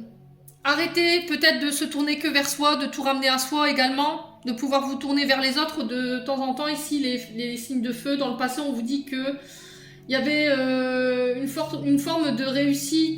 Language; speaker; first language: French; native; French